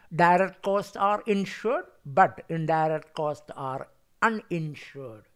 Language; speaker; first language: English; non-native, local second language; Malayalam